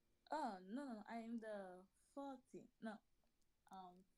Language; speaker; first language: English; non-native, learner; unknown